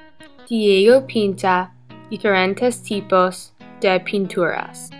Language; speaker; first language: Spanish; non-native, learner; English